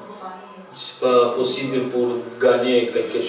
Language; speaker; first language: French; non-native, learner; Romanian